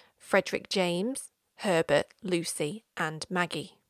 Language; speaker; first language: English; native; English